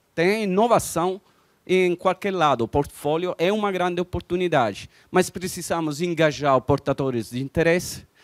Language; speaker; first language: Portuguese; non-native, fluent; Italian